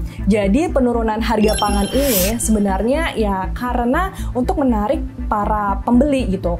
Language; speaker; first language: Indonesian; native; Indonesian